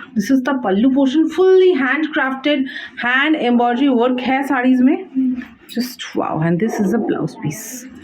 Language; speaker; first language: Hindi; non-native, local second language; Bangla